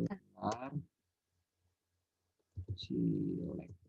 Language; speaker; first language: Turkish; non-native, learner; Indonesian